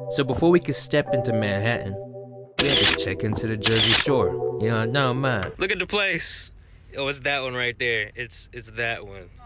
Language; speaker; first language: English; native; English